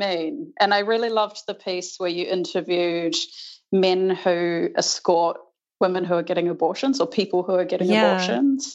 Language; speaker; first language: English; native; English